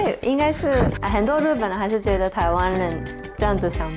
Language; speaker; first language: Chinese; non-native, fluent; Japanese